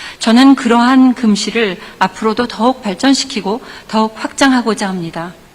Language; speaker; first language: Korean; native; Korean